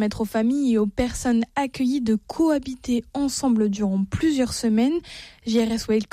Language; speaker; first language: French; native; French